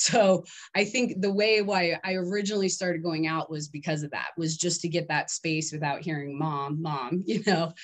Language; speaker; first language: English; native; English